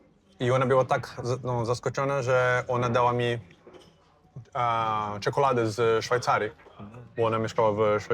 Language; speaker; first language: Polish; non-native, fluent; Portuguese